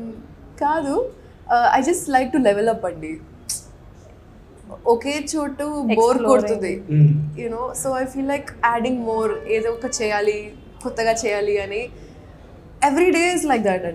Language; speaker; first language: Telugu; non-native, local second language; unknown